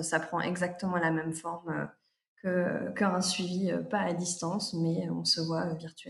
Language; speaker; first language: French; native; French